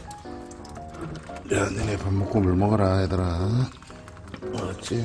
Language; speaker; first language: Korean; native; Korean